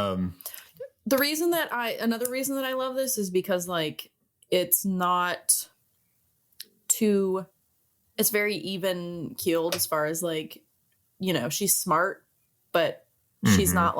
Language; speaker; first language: English; native; English